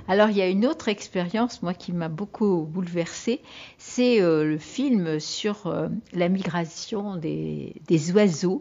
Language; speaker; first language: French; native; French